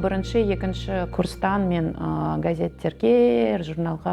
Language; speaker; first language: Kazakh; early bilingual, heritage; Kazakh